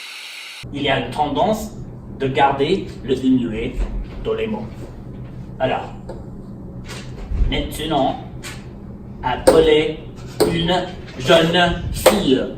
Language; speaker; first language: French; non-native, learner; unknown